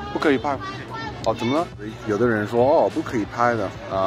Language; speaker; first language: Chinese; non-native, learner; English